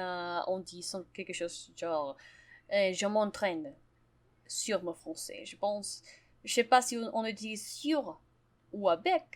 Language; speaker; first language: French; non-native, fluent; Spanish